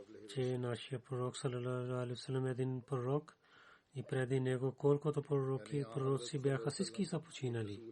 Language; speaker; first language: Bulgarian; non-native, learner; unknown